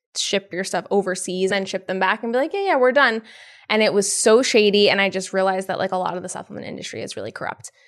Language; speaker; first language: English; native; English